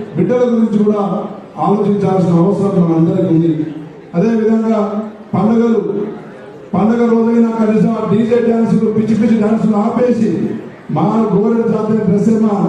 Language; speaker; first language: Telugu; non-native, local second language; Lambadi